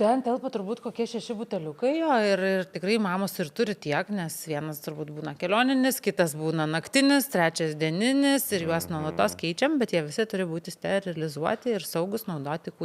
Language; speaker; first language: Lithuanian; native; Lithuanian